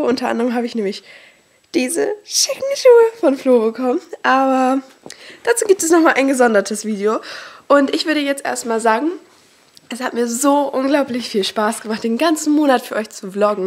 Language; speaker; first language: German; native; German